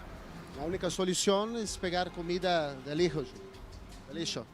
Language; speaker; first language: Spanish; non-native, learner; Portuguese